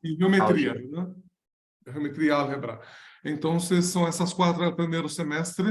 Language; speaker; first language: Spanish; non-native, learner; Portuguese